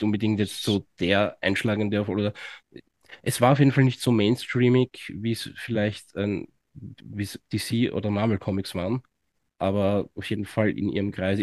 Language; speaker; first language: German; native; German